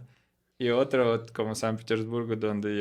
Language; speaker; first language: Spanish; non-native, learner; Russian